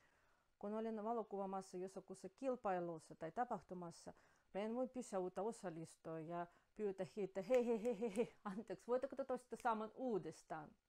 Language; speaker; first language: Finnish; non-native, fluent; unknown